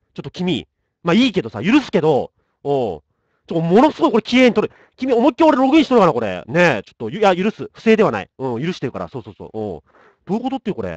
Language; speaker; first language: Japanese; native; Japanese